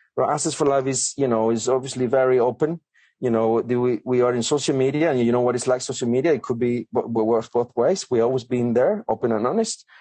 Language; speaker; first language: English; non-native, fluent; Spanish